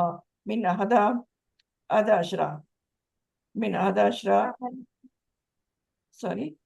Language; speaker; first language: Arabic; non-native, learner; Urdu